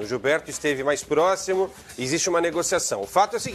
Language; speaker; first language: Portuguese; native; Portuguese